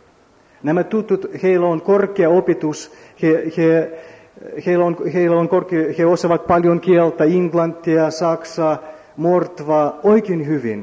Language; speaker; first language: Finnish; non-native, learner; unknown